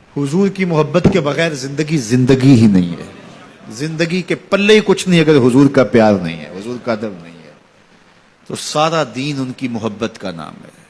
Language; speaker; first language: Urdu; non-native, local second language; Punjabi